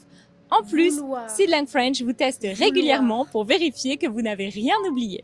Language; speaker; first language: French; native; French